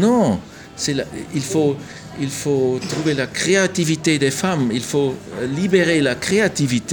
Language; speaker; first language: French; non-native, local second language; German